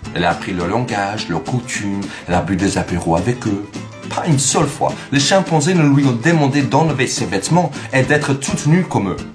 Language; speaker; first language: French; non-native, fluent; English